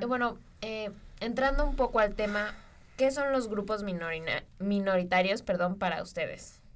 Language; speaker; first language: Spanish; native; Spanish